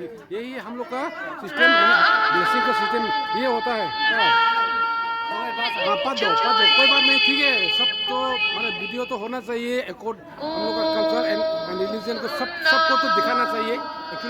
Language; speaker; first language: Hindi; non-native, local second language; Rongmei Naga